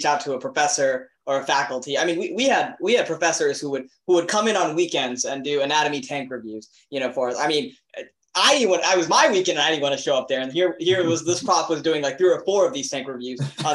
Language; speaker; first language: English; native; English